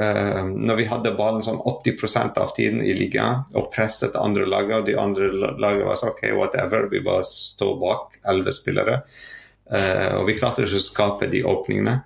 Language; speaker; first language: Norwegian; non-native, fluent; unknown